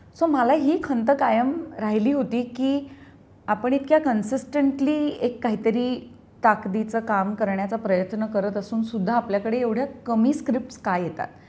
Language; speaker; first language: Marathi; native; Marathi